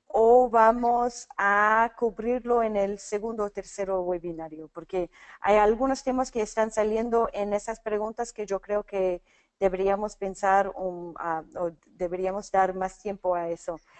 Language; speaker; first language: Spanish; non-native, fluent; English